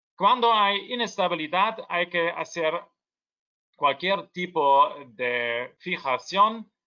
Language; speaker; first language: Spanish; non-native, learner; German